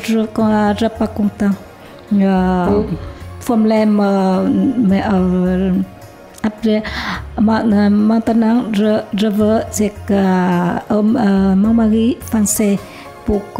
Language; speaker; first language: French; non-native, learner; Vietnamese